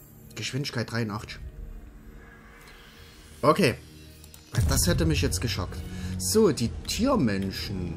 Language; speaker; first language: German; native; German